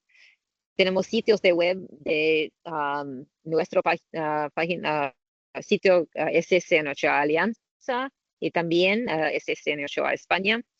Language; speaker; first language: Spanish; non-native, learner; English